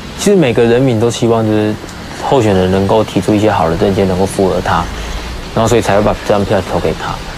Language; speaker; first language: Chinese; native; Chinese